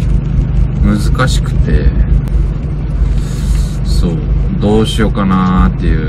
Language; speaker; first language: Japanese; native; Japanese